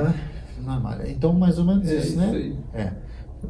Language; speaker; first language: Russian; non-native, learner; Portuguese